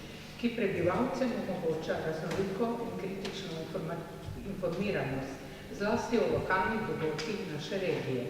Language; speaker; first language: Slovenian; native; Slovenian